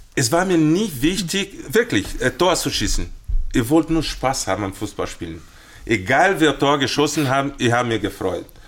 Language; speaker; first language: German; non-native, fluent; Portuguese